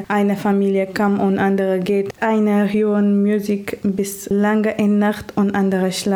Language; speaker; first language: German; non-native, learner; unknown